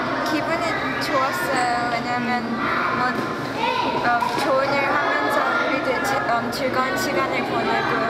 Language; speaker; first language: Korean; early bilingual, heritage; Korean